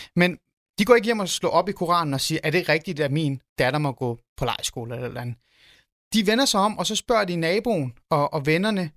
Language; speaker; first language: Danish; early bilingual, other home language; Arabic